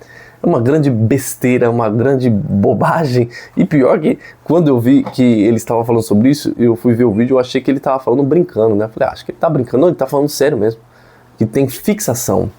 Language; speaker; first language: Portuguese; native; Portuguese